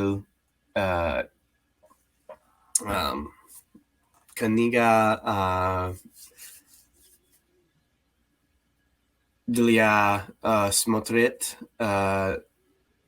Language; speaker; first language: Russian; non-native, learner; English